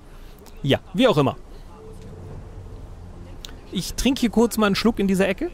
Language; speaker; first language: German; native; German